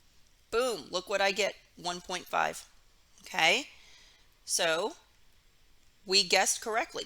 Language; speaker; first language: English; native; English